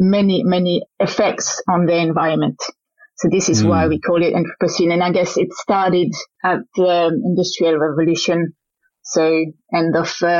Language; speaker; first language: English; non-native, fluent; French